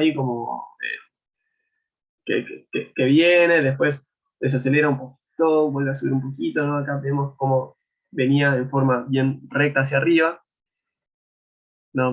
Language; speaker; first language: Spanish; native; Spanish